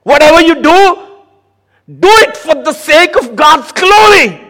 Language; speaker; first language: English; non-native, local second language; Urdu